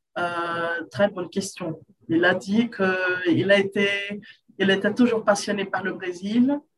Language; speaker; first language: French; non-native, fluent; Portuguese